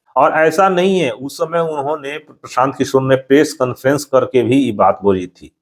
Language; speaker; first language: Hindi; native; Hindi